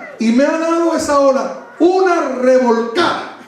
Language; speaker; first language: Spanish; native; Spanish